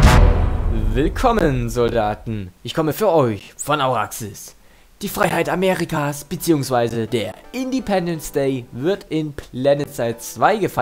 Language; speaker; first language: German; native; German